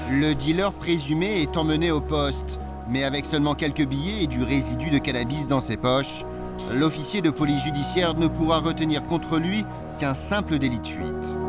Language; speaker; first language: French; native; French